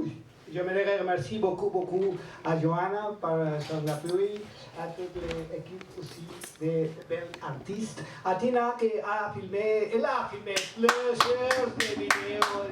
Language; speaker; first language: French; non-native, learner; Spanish